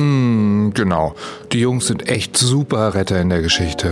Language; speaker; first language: German; native; German